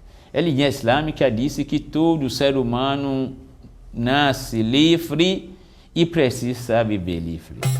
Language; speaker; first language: Portuguese; non-native, fluent; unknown